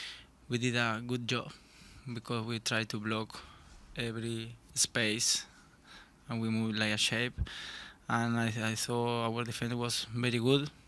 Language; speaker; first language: English; non-native, learner; Spanish